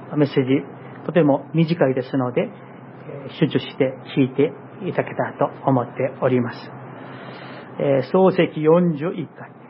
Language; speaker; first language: Japanese; non-native, fluent; Korean